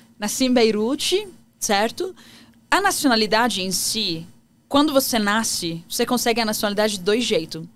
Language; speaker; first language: Portuguese; non-native, fluent; Arabic